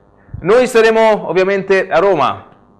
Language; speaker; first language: Italian; native; Italian